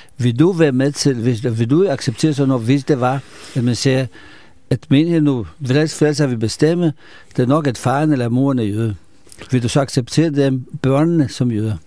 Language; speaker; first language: Danish; non-native, fluent; Hebrew